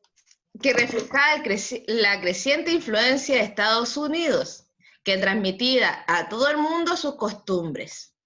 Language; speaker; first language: Spanish; native; Spanish